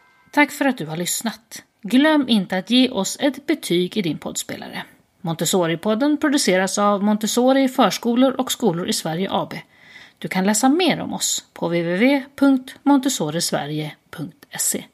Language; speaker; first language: Swedish; native; Swedish